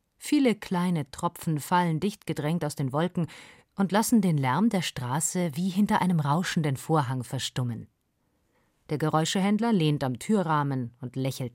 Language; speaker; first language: German; native; German